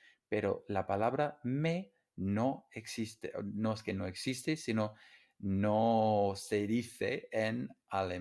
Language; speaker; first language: Spanish; non-native, fluent; English